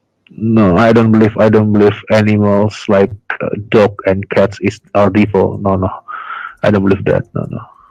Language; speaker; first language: English; non-native, learner; Indonesian